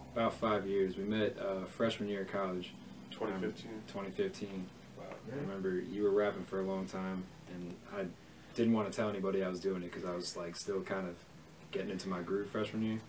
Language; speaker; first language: English; native; English